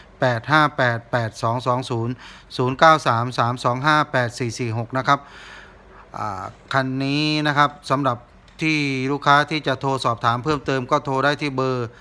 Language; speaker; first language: Thai; native; Thai